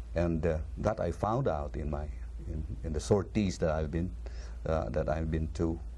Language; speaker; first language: English; non-native, local second language; Cebuano